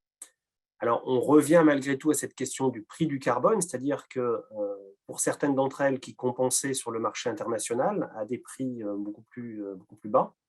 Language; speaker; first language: French; native; French